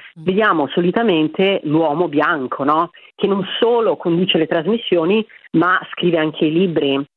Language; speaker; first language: Italian; native; Italian